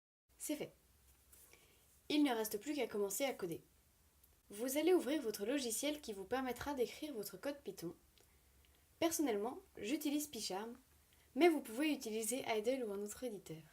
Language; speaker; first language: French; native; French